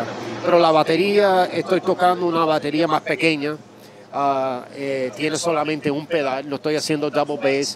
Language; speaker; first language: Spanish; early bilingual, heritage; Spanish